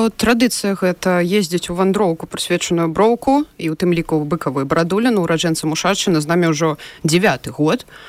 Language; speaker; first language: Belarusian; native; Belarusian